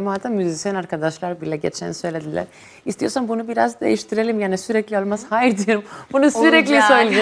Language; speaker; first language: Turkish; non-native, fluent; Greek